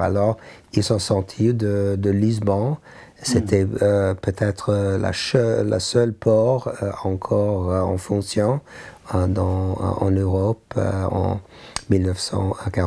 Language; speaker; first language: French; non-native, learner; English